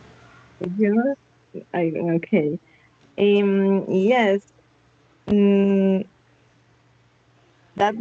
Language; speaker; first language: English; non-native, learner; Spanish